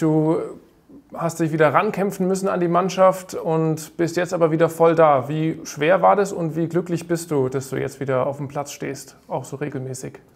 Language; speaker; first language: German; native; German